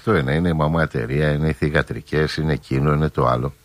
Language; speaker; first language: Greek; native; Greek